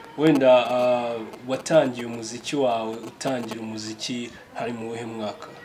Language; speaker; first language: Kinyarwanda; native; Kinyarwanda